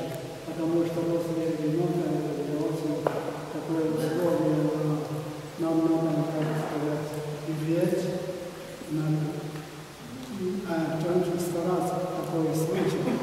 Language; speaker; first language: Russian; non-native, fluent; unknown